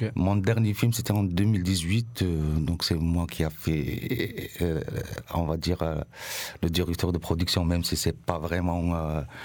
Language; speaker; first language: French; non-native, local second language; Arabic